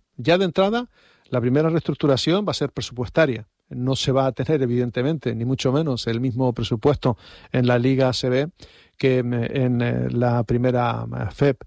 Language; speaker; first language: Spanish; native; Spanish